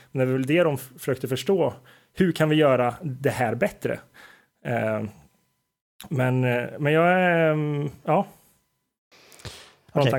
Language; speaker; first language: Swedish; non-native, fluent; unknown